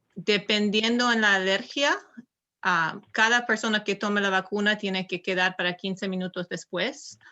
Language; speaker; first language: Spanish; non-native, learner; English